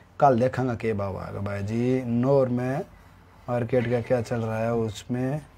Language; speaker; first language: Hindi; native; Hindi